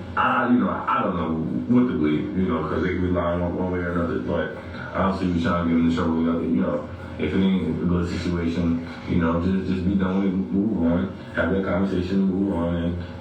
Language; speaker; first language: English; native; English